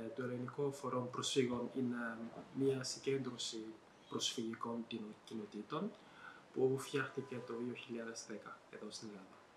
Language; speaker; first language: Greek; non-native, fluent; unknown